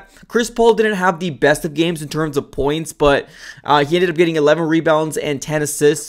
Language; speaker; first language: English; native; English